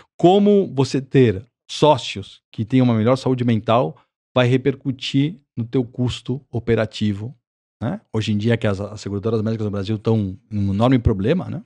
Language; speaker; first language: Portuguese; early bilingual, other home language; Spanish